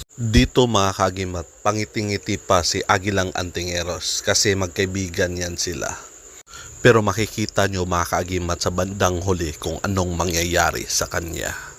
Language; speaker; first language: Filipino; non-native, local second language; Cebuano